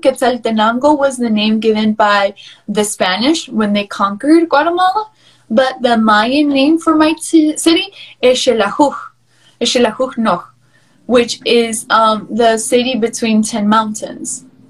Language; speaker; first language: English; early bilingual, other home language; Spanish